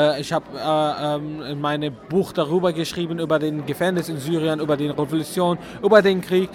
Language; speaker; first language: German; non-native, fluent; Arabic